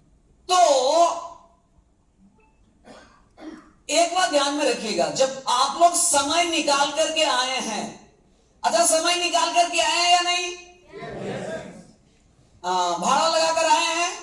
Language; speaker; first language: Hindi; native; Hindi